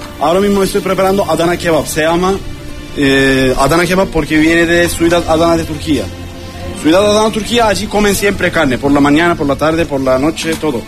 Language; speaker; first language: Spanish; non-native, learner; Turkish